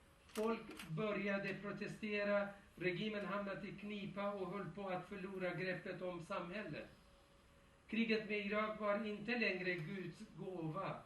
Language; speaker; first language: Swedish; non-native, fluent; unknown